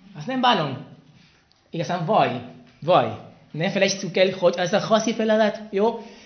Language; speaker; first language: Hungarian; non-native, learner; Spanish